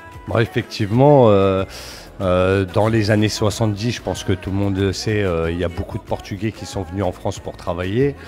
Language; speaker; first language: French; early bilingual, other home language; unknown